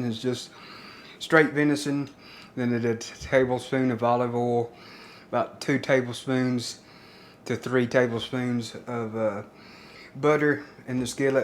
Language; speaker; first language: English; native; English